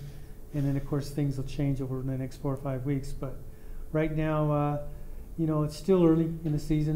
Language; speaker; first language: English; native; English